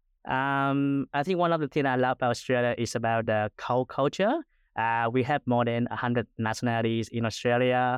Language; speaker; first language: English; non-native, fluent; Vietnamese